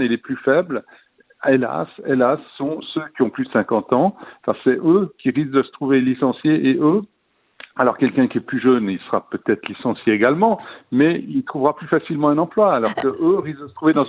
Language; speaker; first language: French; native; French